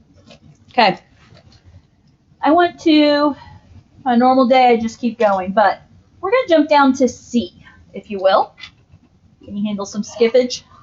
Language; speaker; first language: English; native; English